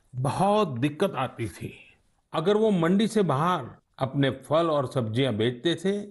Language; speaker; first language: Hindi; native; Hindi